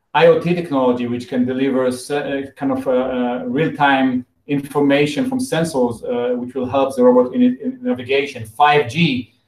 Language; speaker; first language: English; non-native, fluent; Hebrew